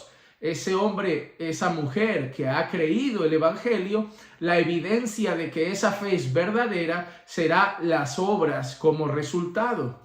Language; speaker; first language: Spanish; native; Spanish